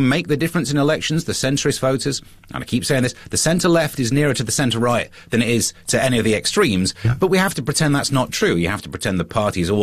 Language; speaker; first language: English; native; English